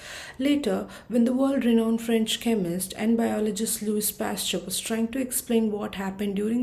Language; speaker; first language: English; non-native, local second language; Tamil